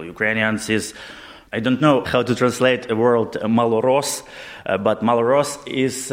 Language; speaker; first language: English; non-native, learner; Ukrainian